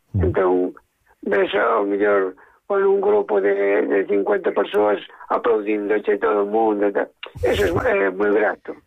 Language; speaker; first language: Galician; native; Galician